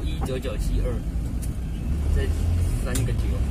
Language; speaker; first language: Chinese; native; Chinese